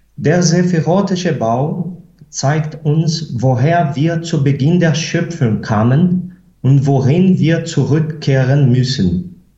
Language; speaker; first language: German; non-native, fluent; Portuguese